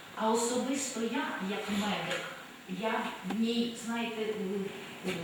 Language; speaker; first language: Ukrainian; native; Ukrainian